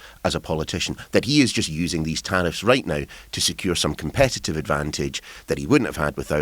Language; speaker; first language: English; native; English